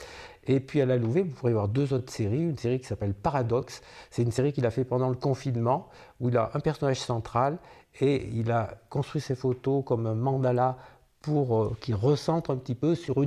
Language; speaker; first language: French; native; French